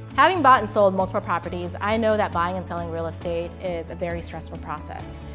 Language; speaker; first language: English; native; English